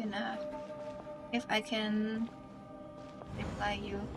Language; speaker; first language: English; non-native, learner; Vietnamese